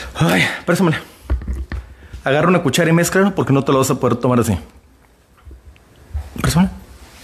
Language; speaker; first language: Spanish; native; Spanish